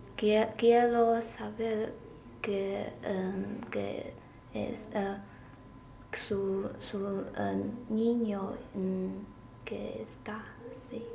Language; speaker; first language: Spanish; non-native, learner; Chinese